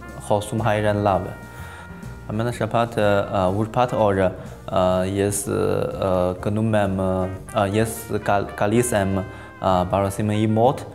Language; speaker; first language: Armenian; non-native, learner; Chinese